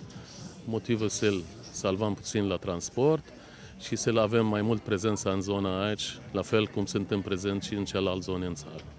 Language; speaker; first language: Romanian; non-native, fluent; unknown